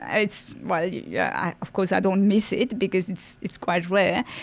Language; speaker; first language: English; non-native, fluent; French